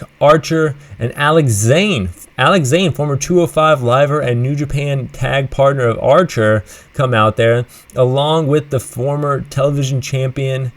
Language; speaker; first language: English; native; English